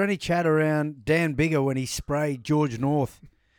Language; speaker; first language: English; native; English